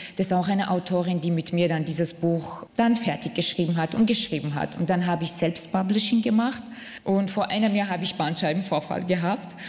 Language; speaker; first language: German; non-native, fluent; Central Kurdish